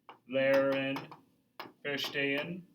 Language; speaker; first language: German; non-native, fluent; English